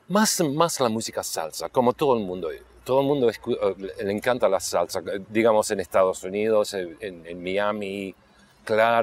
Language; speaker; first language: Spanish; non-native, local second language; English